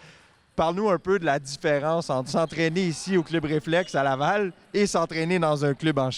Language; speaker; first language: French; native; French